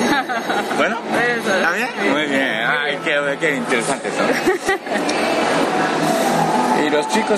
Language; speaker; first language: Spanish; non-native, fluent; Japanese